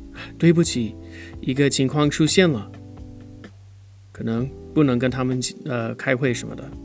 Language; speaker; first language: Chinese; non-native, fluent; English